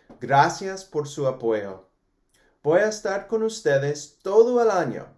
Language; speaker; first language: Spanish; non-native, fluent; English